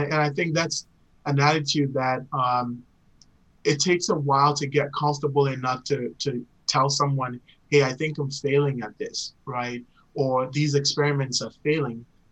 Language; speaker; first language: English; non-native, local second language; Akan